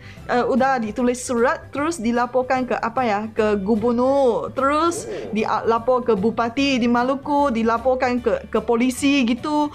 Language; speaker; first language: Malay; non-native, local second language; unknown